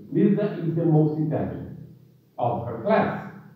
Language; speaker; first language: English; non-native, fluent; Portuguese